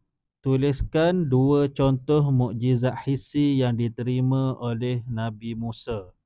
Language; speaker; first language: Malay; native; Malay